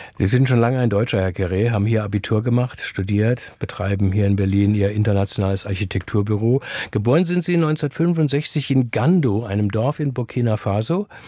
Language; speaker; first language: German; native; German